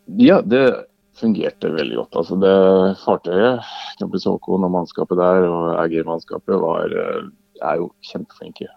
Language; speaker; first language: Norwegian; native; Norwegian